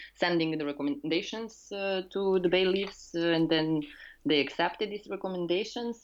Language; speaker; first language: English; non-native, fluent; Serbian